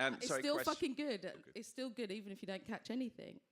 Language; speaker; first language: English; native; English